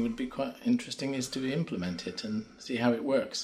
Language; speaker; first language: English; native; English